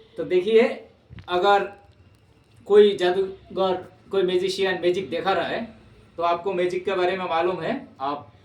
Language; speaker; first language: Hindi; non-native, local second language; Bangla